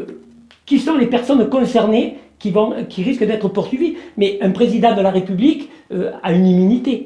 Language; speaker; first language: French; native; French